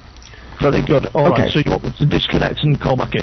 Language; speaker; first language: English; native; English